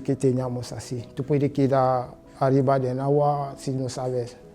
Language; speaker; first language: Spanish; non-native, learner; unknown